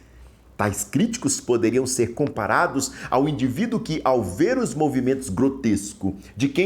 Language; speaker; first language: Portuguese; native; Portuguese